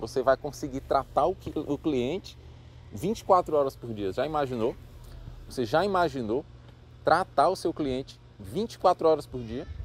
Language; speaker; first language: Portuguese; native; Portuguese